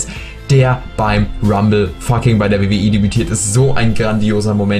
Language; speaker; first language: German; native; German